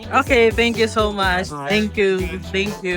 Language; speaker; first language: English; non-native, local second language; Filipino